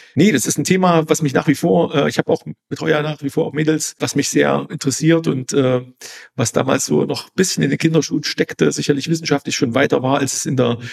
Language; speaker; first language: German; native; German